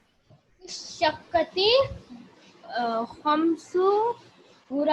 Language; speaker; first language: Arabic; non-native, learner; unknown